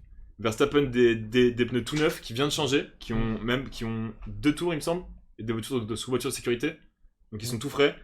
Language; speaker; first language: French; native; French